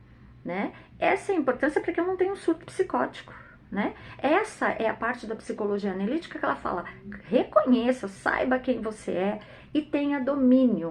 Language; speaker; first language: Portuguese; native; Portuguese